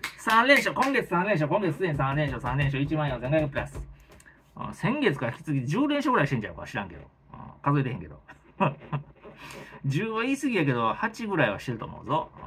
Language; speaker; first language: Japanese; native; Japanese